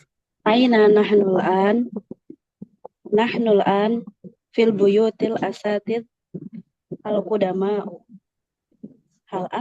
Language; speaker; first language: Arabic; non-native, learner; Indonesian